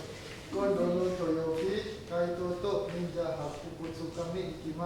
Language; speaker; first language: Japanese; non-native, learner; Indonesian